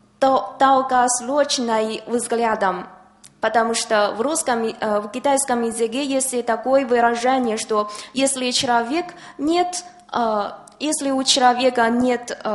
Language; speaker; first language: Russian; non-native, learner; Chinese